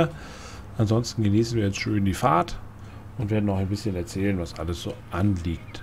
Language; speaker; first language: German; native; German